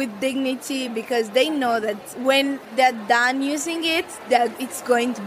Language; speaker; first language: English; non-native, local second language; Kinyarwanda